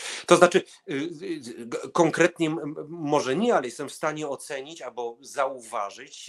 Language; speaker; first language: Polish; early bilingual, heritage; Polish